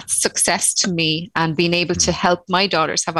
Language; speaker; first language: English; native; English